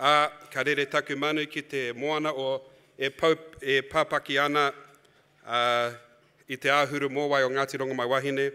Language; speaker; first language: Māori; non-native, local second language; English